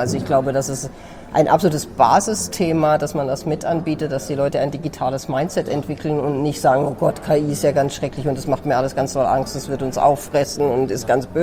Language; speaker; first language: German; native; German